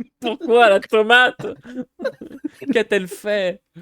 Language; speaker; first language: French; native; French